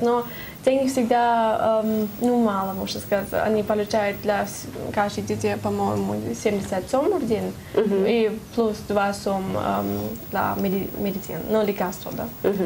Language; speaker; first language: Russian; non-native, learner; German